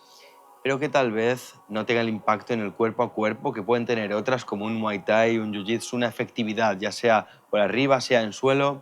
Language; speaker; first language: Spanish; native; Spanish